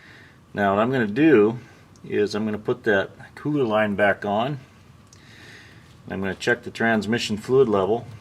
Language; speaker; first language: English; native; English